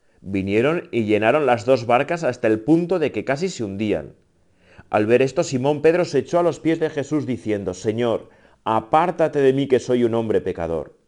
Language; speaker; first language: Spanish; native; Spanish